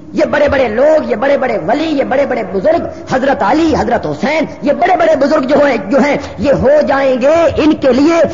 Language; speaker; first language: Urdu; non-native, local second language; Punjabi